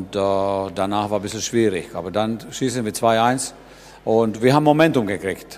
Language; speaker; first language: German; non-native, fluent; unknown